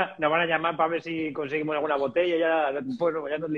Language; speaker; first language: Spanish; native; Spanish